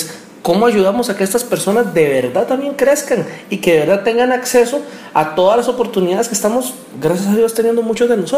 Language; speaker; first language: Spanish; native; Spanish